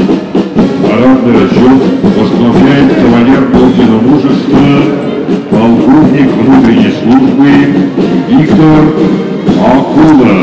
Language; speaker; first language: Russian; native; Russian